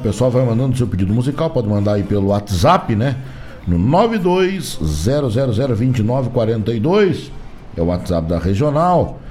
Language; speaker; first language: Portuguese; native; Portuguese